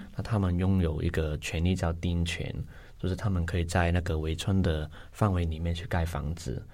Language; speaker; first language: Chinese; non-native, local second language; Cantonese